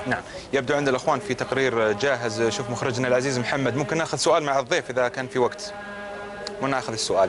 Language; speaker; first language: Arabic; native; Arabic